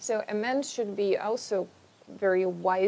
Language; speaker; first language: English; non-native, fluent; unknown